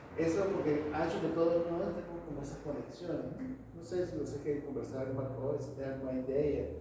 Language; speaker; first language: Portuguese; non-native, fluent; Spanish